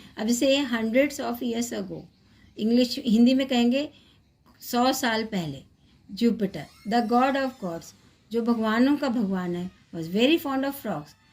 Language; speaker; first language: Hindi; native; Hindi